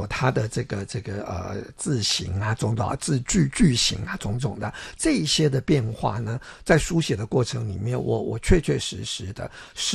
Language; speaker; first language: Chinese; non-native, local second language; Min Nan Chinese